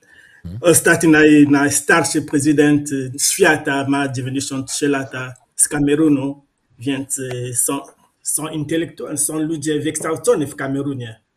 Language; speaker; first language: Polish; non-native, fluent; Lingala